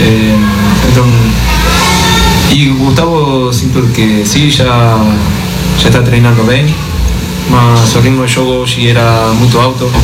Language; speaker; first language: Portuguese; non-native, fluent; Spanish